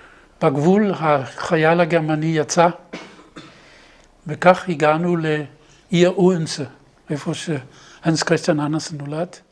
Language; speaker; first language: Hebrew; non-native, fluent; Danish